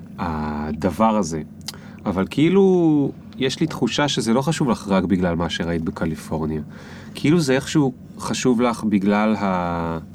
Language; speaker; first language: Hebrew; native; Hebrew